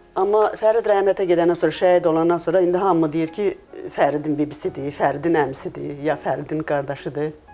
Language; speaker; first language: Azerbaijani; non-native, local second language; Lezghian